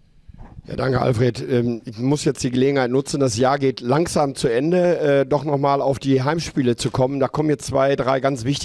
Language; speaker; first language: German; native; German